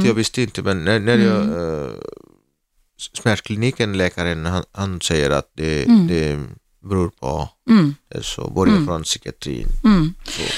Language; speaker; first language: Swedish; non-native, learner; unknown